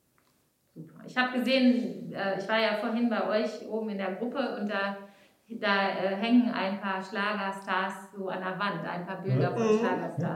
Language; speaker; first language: German; native; German